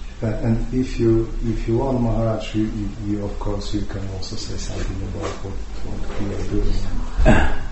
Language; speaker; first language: English; non-native, fluent; Polish